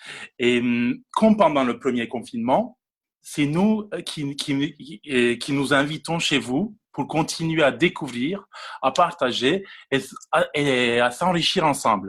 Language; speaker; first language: French; non-native, fluent; Turkish